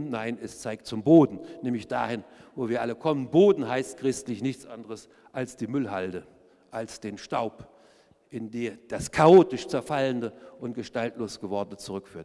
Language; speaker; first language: German; native; German